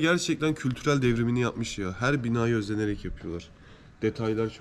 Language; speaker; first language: Turkish; native; Turkish